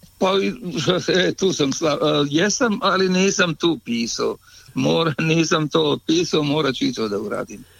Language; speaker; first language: Serbian; native; Serbian